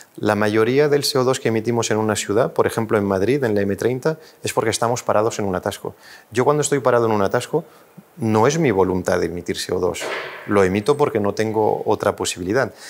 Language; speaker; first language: Spanish; non-native, fluent; French